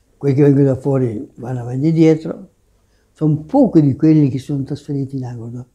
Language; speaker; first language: Italian; native; Italian